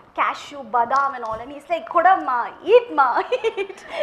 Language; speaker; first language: English; non-native, local second language; Malayalam